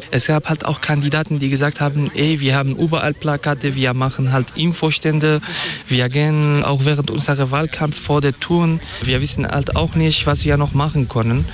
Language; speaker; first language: German; non-native, fluent; Kurdish